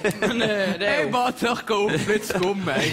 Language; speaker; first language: Norwegian; native; Norwegian